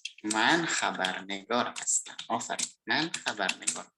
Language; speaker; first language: Persian; non-native, fluent; Indonesian